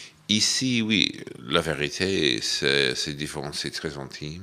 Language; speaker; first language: French; non-native, fluent; English